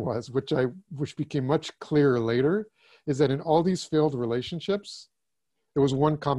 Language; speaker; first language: English; early bilingual, other home language; German